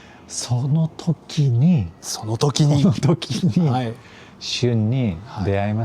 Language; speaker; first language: Japanese; non-native, fluent; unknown